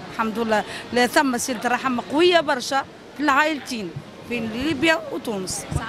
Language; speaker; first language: Arabic; native; Arabic